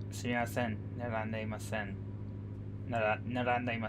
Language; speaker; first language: Japanese; non-native, learner; English